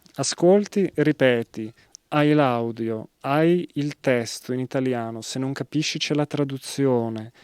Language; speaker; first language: Italian; native; Italian